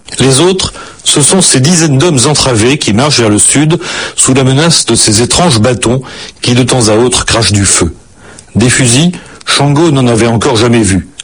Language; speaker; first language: French; native; French